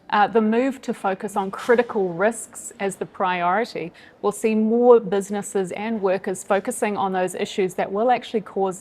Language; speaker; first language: English; native; English